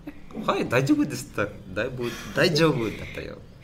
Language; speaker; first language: Japanese; non-native, learner; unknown